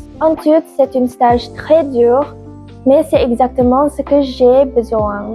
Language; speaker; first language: French; non-native, learner; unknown